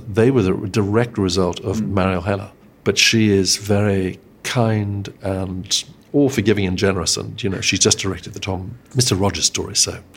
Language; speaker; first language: English; native; English